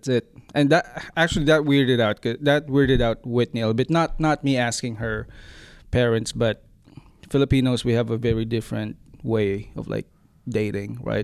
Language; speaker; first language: English; non-native, local second language; Waray